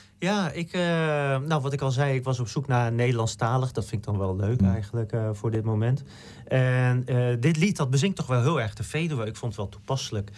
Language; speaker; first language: Dutch; native; Dutch